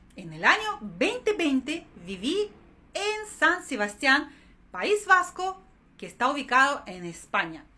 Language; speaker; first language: Spanish; non-native, fluent; Russian